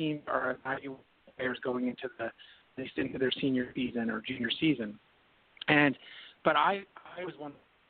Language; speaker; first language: English; native; English